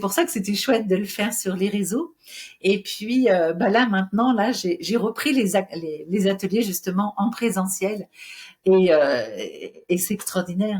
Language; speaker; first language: French; native; French